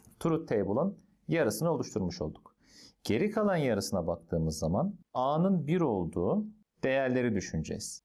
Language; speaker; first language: Turkish; native; Turkish